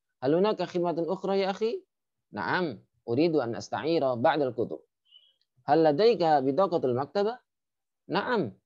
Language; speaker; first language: Arabic; non-native, fluent; Indonesian